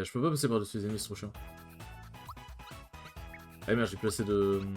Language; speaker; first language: French; native; French